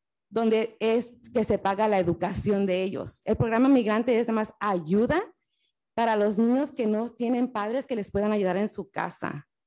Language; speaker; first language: Spanish; early bilingual, heritage; Spanish